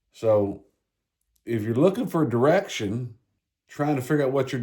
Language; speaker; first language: English; native; English